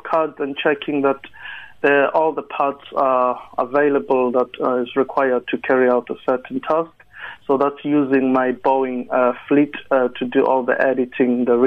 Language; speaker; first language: English; non-native, local second language; Tsonga